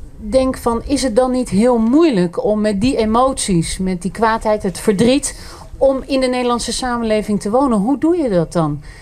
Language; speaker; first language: Dutch; native; Dutch